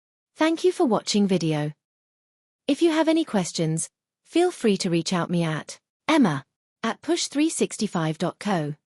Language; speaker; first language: English; non-native, fluent; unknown